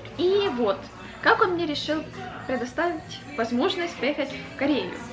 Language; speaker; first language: Russian; native; Russian